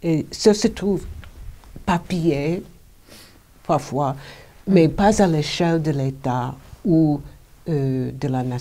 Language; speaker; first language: French; non-native, fluent; English